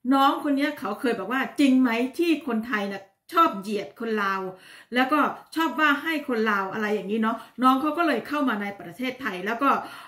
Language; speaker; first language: Thai; native; Thai